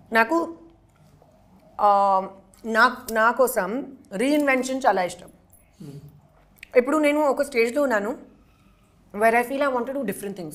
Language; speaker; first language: Telugu; non-native, learner; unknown